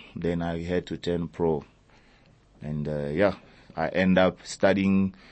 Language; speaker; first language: English; early bilingual, other home language; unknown